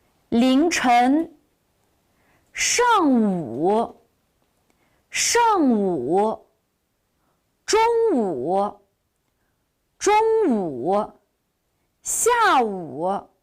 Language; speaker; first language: Chinese; non-native, local second language; Uyghur